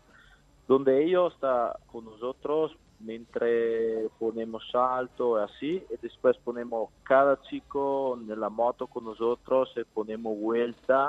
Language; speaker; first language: Spanish; non-native, learner; Italian